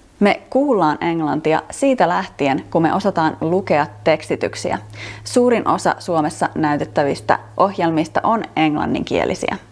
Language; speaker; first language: Finnish; native; Finnish